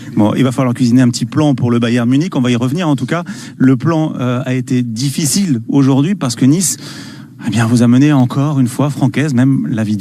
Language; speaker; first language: French; native; French